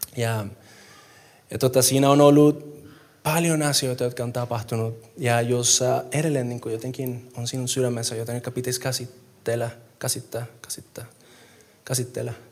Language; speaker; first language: Finnish; non-native, fluent; Spanish